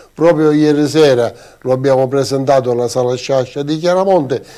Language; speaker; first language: Italian; native; Italian